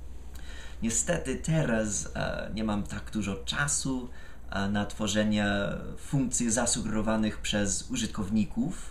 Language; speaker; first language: Polish; non-native, fluent; English